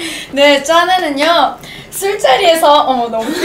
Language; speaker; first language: Korean; non-native, fluent; Chinese